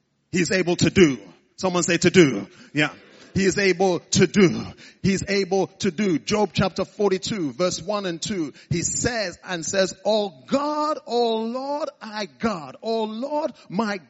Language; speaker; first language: English; non-native, local second language; Igbo